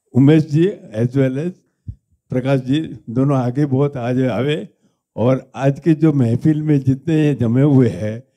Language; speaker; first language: Hindi; non-native, local second language; Gujarati